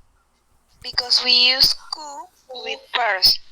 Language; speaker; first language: English; non-native, learner; Spanish